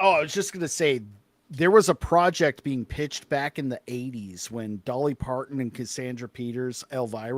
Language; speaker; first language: English; native; English